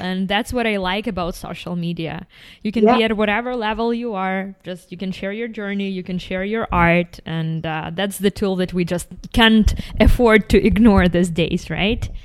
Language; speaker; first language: English; non-native, fluent; Ukrainian